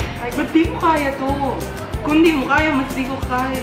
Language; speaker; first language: Filipino; native; Filipino